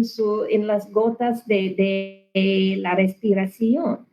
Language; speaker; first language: Spanish; non-native, learner; English